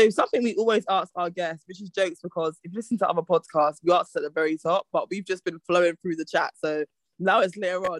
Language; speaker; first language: English; native; English